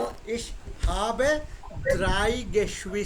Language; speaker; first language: German; non-native, fluent; Hindi